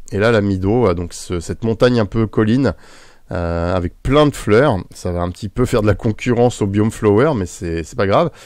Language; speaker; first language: French; native; French